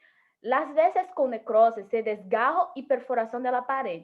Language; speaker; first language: Spanish; non-native, learner; Portuguese